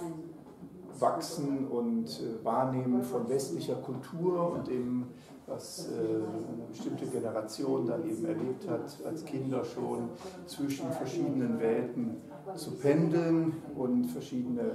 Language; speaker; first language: German; native; German